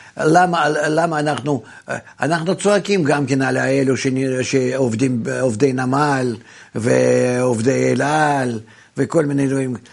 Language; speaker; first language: Hebrew; non-native, fluent; Russian